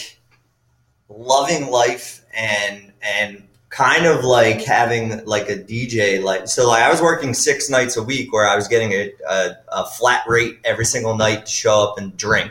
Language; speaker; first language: English; native; English